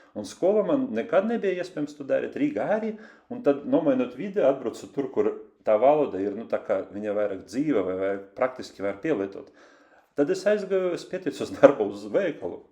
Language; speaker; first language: Latvian; non-native, local second language; Russian